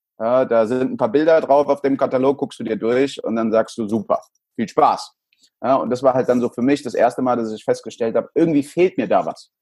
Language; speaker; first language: German; native; German